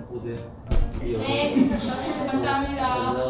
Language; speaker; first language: Korean; non-native, learner; Vietnamese